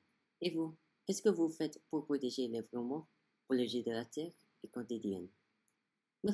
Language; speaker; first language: French; non-native, learner; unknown